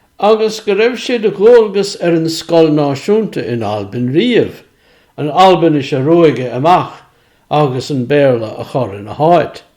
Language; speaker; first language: Irish; non-native, fluent; Swiss German